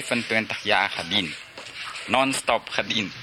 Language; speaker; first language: Dutch; early bilingual, heritage; Dutch